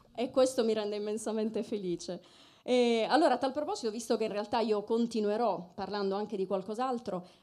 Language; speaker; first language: Italian; native; Italian